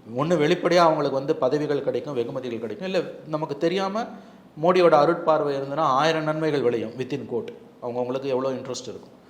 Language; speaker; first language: Tamil; native; Tamil